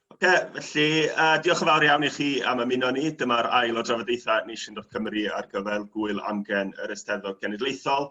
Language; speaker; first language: Welsh; native; Welsh